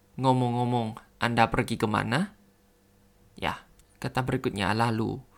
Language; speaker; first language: Indonesian; non-native, learner; Thai